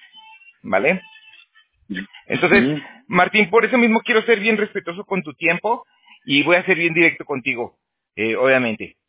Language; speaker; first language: Spanish; native; Spanish